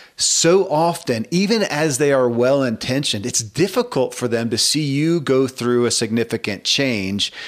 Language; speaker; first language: English; native; English